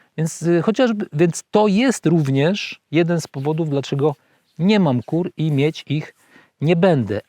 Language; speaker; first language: Polish; native; Polish